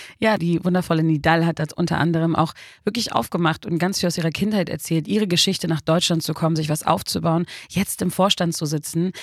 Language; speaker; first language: German; early bilingual, other home language; Turkish